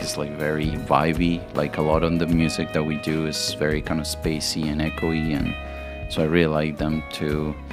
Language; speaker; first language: English; non-native, fluent; Spanish